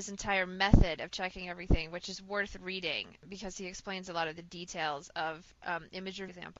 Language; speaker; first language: English; native; English